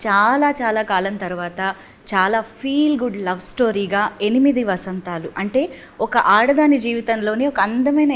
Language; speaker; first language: Telugu; native; Telugu